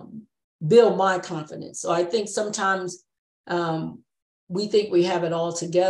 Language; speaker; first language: English; native; English